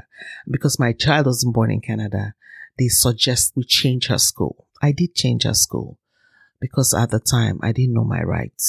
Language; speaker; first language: English; non-native, local second language; Yoruba